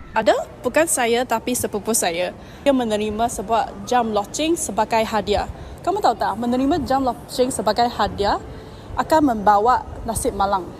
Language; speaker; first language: Malay; non-native, local second language; Chinese